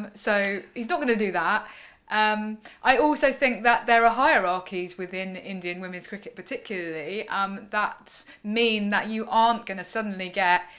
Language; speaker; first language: English; native; English